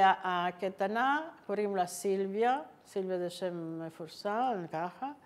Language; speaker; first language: Hebrew; non-native, fluent; Italian